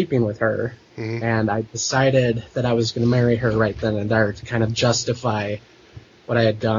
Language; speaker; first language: English; native; English